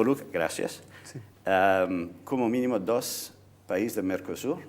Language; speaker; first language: Spanish; non-native, fluent; Italian